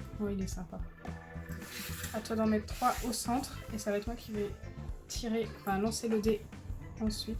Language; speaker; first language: French; native; French